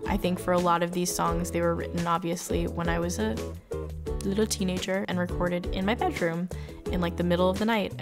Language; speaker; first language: English; native; English